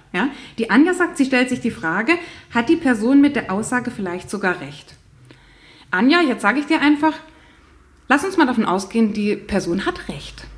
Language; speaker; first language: German; native; German